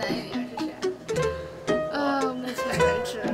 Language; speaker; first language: Chinese; native; Chinese